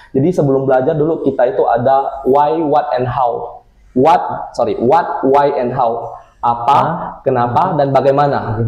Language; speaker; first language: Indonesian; non-native, local second language; Min Nan Chinese